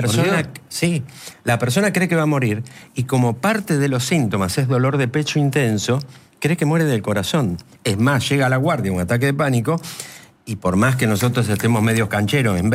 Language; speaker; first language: Spanish; native; Spanish